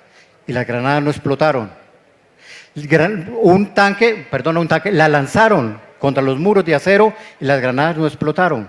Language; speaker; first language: Spanish; native; Spanish